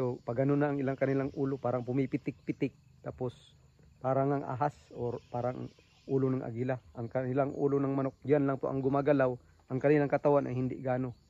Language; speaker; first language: Filipino; non-native, local second language; Cebuano